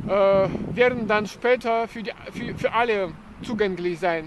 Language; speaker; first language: German; non-native, fluent; Russian